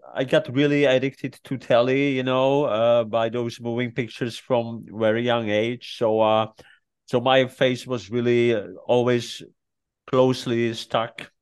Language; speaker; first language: English; non-native, fluent; Czech